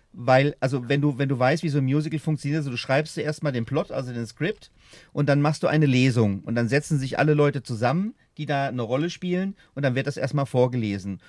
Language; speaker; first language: German; native; German